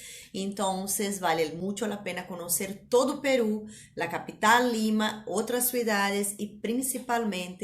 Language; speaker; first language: Spanish; non-native, fluent; Portuguese